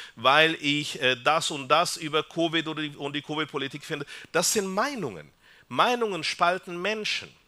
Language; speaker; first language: German; non-native, fluent; Spanish